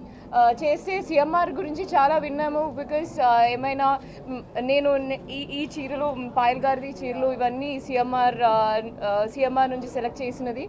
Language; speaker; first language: Telugu; non-native, fluent; Malayalam